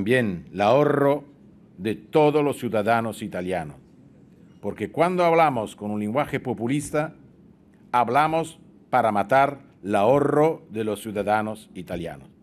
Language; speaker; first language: Spanish; non-native, fluent; Italian